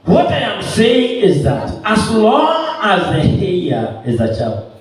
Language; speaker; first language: English; non-native, local second language; Swahili